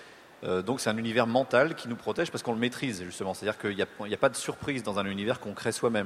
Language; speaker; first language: French; native; French